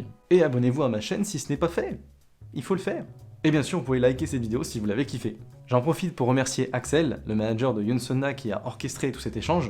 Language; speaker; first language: French; native; French